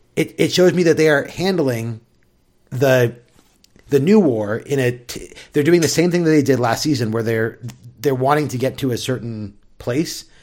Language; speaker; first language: English; native; English